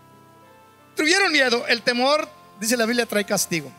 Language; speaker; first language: Spanish; native; Spanish